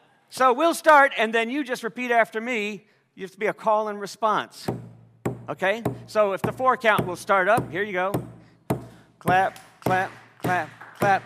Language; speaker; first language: English; native; English